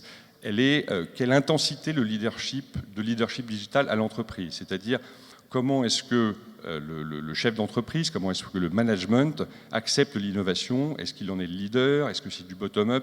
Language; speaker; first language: French; native; French